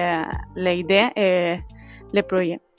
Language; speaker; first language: French; non-native, fluent; Spanish